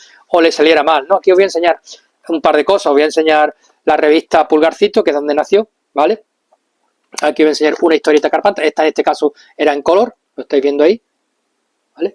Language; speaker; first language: Spanish; native; Spanish